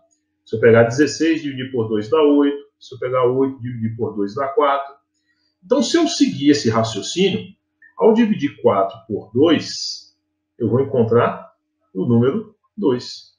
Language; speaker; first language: Portuguese; native; Portuguese